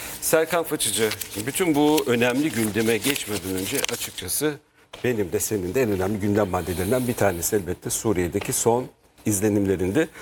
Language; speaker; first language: Turkish; native; Turkish